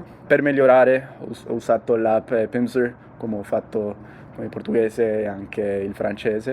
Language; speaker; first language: Italian; non-native, fluent; English